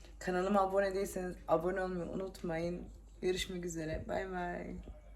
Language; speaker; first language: Turkish; early bilingual, heritage; Turkish